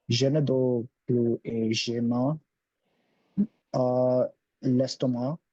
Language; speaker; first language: French; non-native, learner; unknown